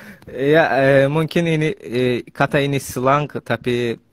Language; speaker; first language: Indonesian; non-native, learner; Azerbaijani